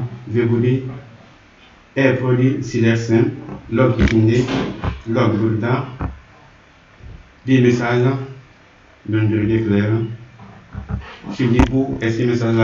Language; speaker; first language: Turkish; non-native, learner; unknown